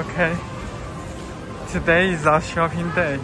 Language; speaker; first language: English; non-native, learner; Chinese